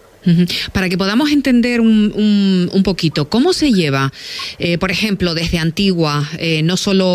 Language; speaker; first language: Spanish; native; Spanish